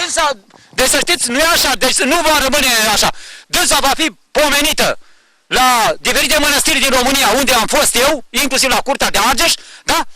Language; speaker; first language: Romanian; native; Romanian